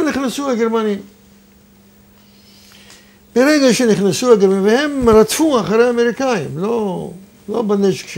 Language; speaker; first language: Hebrew; non-native, fluent; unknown